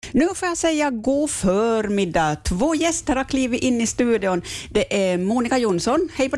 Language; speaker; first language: Swedish; native; Swedish